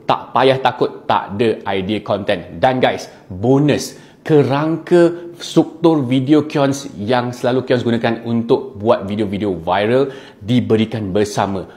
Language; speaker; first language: Malay; native; Malay